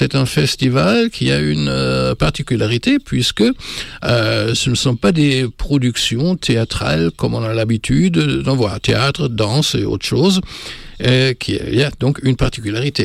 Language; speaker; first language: French; native; French